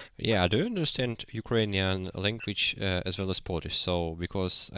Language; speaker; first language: English; non-native, learner; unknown